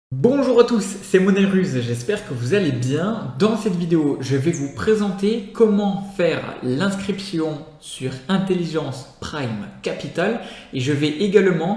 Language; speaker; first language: French; native; French